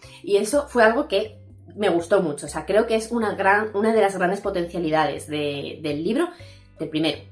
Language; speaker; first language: Spanish; native; Spanish